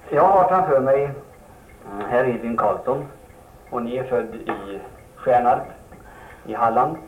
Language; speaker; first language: Swedish; native; Swedish